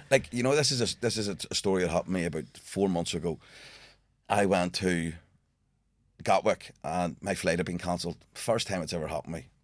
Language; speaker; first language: English; native; English